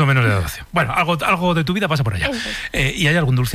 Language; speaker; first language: Spanish; native; Spanish